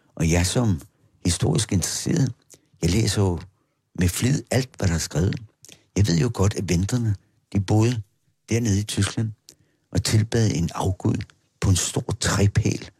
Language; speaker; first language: Danish; native; Danish